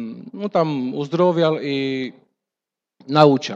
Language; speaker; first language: Polish; non-native, fluent; Russian